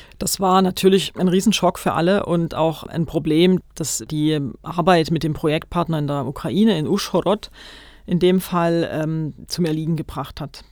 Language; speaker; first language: German; native; German